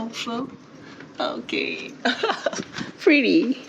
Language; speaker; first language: English; non-native, learner; Korean